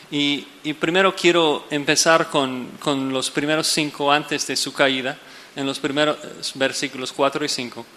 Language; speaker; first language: Spanish; non-native, fluent; English